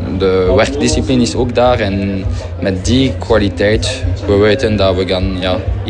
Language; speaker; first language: Dutch; non-native, fluent; French